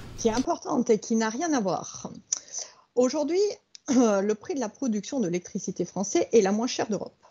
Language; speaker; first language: French; native; French